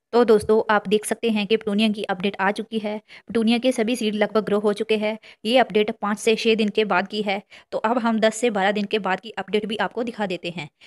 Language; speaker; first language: Hindi; non-native, local second language; Punjabi